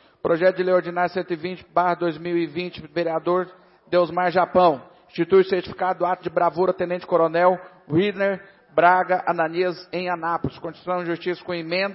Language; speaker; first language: Portuguese; native; Portuguese